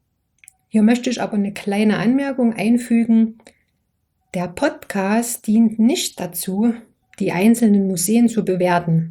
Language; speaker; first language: German; native; German